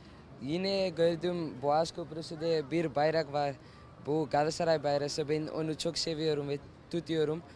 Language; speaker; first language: Turkish; non-native, learner; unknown